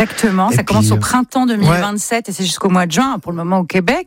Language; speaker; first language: French; native; French